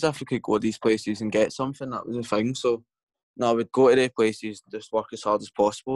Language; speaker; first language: English; native; English